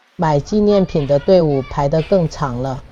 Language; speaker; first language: Chinese; native; Chinese